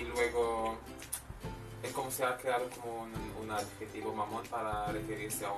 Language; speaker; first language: Spanish; non-native, fluent; Filipino